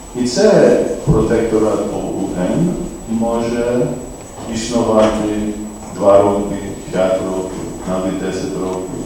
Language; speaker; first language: Ukrainian; non-native, fluent; English